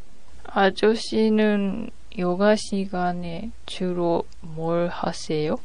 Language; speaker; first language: Korean; non-native, learner; Japanese